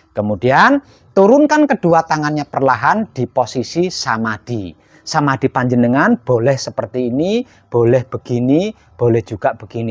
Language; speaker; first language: Indonesian; non-native, local second language; Javanese